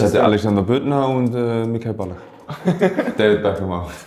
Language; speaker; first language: German; non-native, fluent; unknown